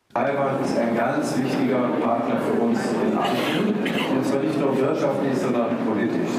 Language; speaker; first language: German; native; German